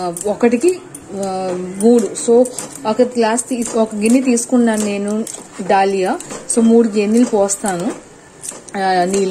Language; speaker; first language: Telugu; native; Telugu